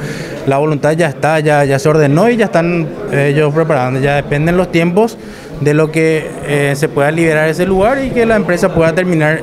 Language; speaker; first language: Spanish; native; Spanish